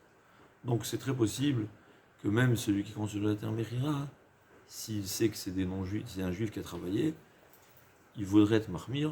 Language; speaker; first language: French; native; French